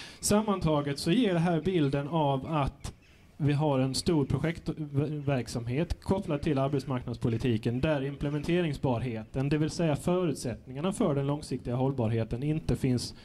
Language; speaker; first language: Swedish; native; Swedish